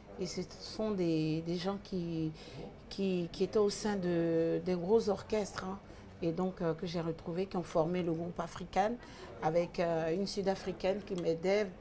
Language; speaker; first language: French; early bilingual, other home language; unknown